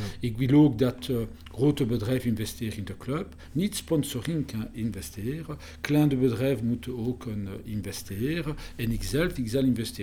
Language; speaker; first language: Dutch; non-native, learner; French